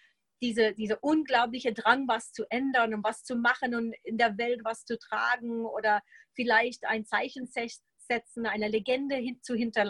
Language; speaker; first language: German; non-native, fluent; English